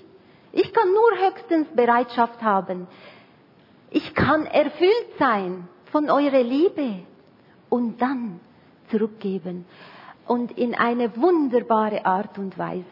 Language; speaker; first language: German; non-native, fluent; Arabic